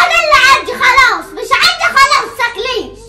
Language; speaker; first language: Arabic; native; Arabic